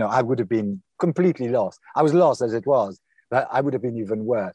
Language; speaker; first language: English; non-native, fluent; French